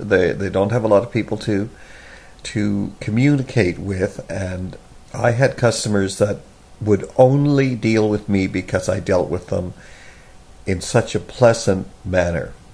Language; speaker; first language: English; native; English